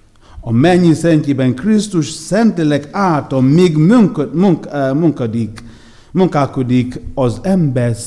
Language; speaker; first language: Hungarian; non-native, fluent; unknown